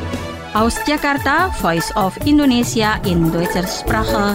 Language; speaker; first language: German; non-native, fluent; Indonesian